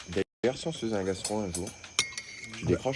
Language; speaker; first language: French; native; French